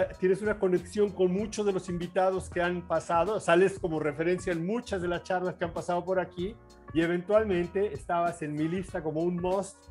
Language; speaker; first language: Spanish; native; Spanish